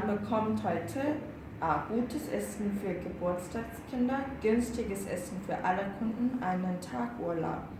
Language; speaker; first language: German; non-native, learner; Korean